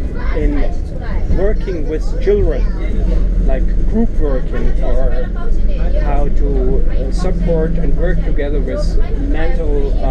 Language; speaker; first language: English; non-native, fluent; German